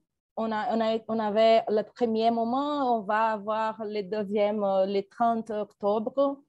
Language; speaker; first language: French; non-native, fluent; Portuguese